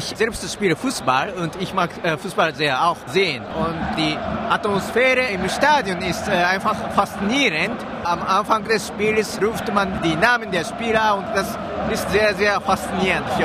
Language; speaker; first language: German; non-native, fluent; Japanese